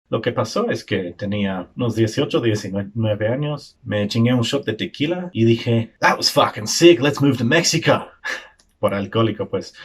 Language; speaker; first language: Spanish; non-native, fluent; English